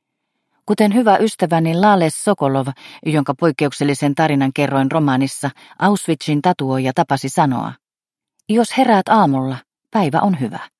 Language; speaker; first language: Finnish; native; Finnish